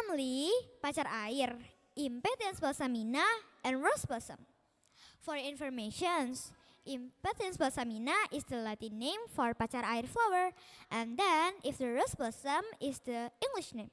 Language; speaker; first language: English; non-native, learner; Indonesian